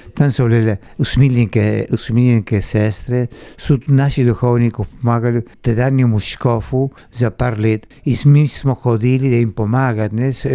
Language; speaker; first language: Slovenian; early bilingual, heritage; Slovenian